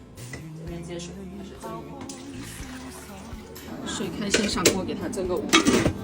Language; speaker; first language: Chinese; native; Chinese